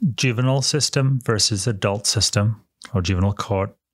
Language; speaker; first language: English; native; English